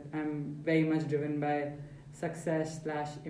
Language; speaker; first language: English; non-native, local second language; Hindi